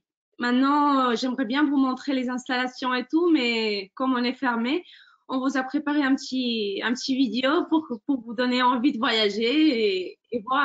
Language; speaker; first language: French; non-native, fluent; Spanish